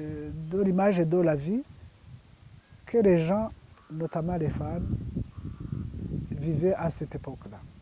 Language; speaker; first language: French; non-native, local second language; Kinyarwanda